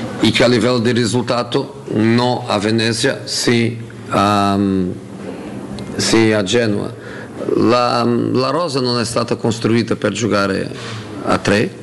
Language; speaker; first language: Italian; non-native, fluent; Portuguese